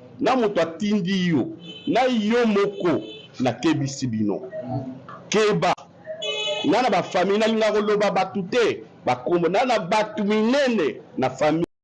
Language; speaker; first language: Lingala; non-native, local second language; Kituba (Democratic Republic of Congo)